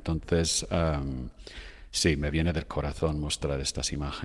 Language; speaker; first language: Spanish; non-native, fluent; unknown